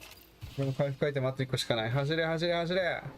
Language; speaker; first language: Japanese; native; Japanese